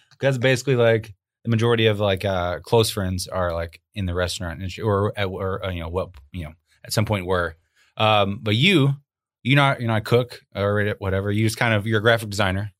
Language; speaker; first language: English; native; English